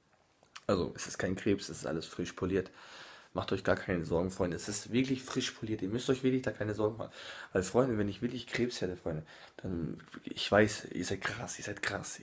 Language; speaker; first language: German; non-native, fluent; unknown